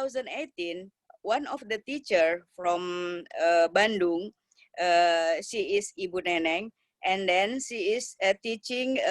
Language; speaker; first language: English; non-native, learner; Indonesian